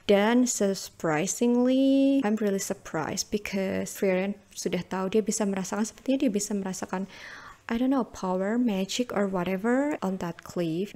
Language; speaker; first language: English; non-native, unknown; Indonesian